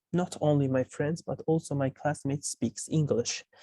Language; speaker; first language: English; non-native, fluent; Azerbaijani